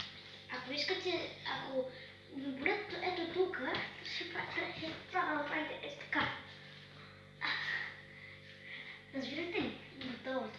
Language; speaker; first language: Bulgarian; early bilingual, heritage; Bulgarian